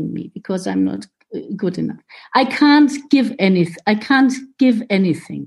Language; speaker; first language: English; non-native, fluent; German